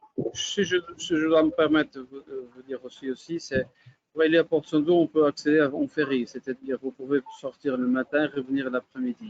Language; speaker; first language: French; non-native, fluent; Portuguese